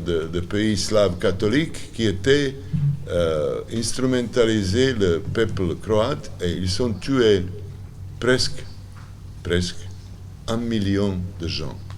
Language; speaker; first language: French; non-native, learner; Serbian